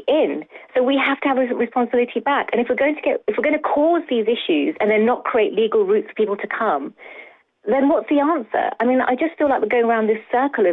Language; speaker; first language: English; native; English